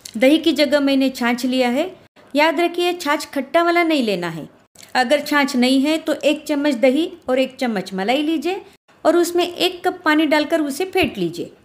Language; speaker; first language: Hindi; non-native, local second language; Marathi